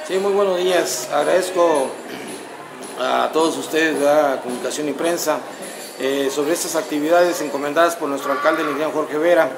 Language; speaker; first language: Spanish; native; Spanish